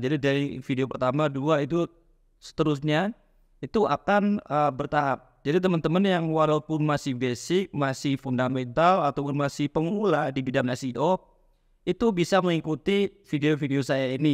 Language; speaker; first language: Indonesian; native; Indonesian